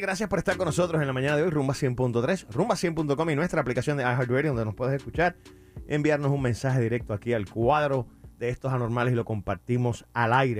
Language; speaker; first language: Spanish; native; Spanish